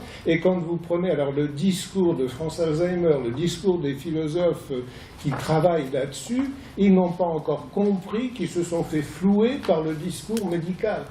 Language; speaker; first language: French; native; French